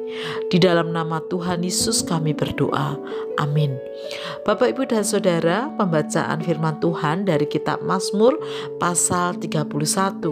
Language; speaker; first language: Indonesian; native; Indonesian